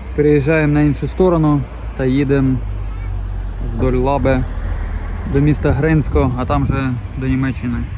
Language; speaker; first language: Ukrainian; non-native, local second language; Russian